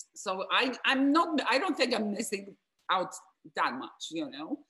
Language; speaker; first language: English; non-native, fluent; Polish